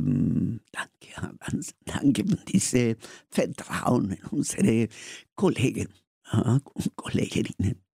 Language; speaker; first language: German; non-native, learner; Spanish